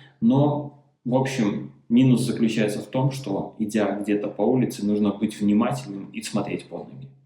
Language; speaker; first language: Russian; native; Russian